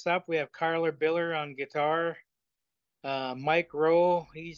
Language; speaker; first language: English; native; English